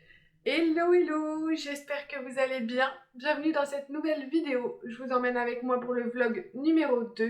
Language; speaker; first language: French; native; French